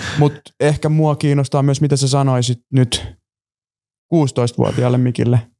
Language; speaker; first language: Finnish; native; Finnish